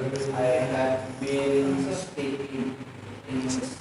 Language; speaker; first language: English; non-native, learner; Indonesian